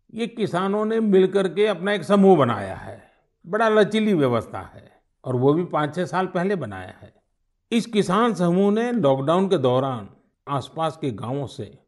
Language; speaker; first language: Hindi; non-native, local second language; Gujarati